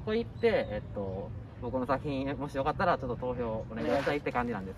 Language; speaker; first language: Japanese; native; Japanese